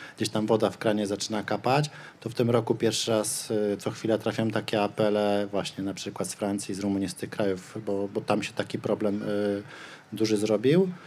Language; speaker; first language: Polish; native; Polish